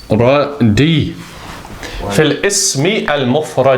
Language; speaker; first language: Arabic; non-native, fluent; English